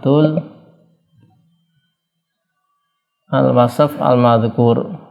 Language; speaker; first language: Arabic; non-native, fluent; Indonesian